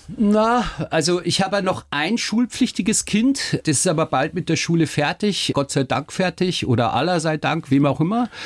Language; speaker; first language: German; early bilingual, other home language; Turkish